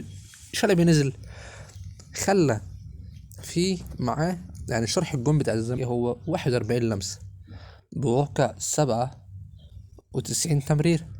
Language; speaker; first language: Arabic; native; Arabic